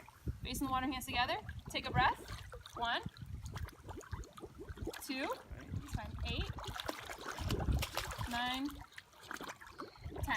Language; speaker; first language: English; native; English